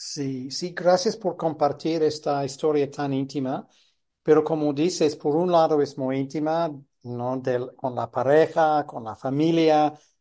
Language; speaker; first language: Spanish; non-native, fluent; English